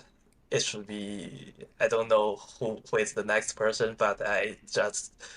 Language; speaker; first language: English; non-native, fluent; Chinese